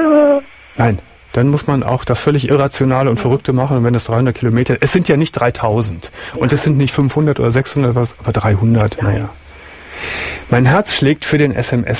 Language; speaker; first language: German; native; German